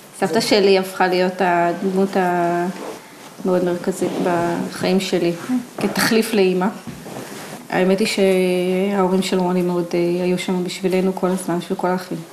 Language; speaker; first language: Hebrew; native; Hebrew